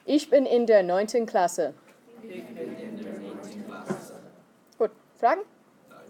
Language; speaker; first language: German; non-native, fluent; English